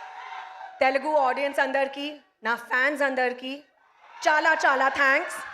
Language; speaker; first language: Telugu; non-native, learner; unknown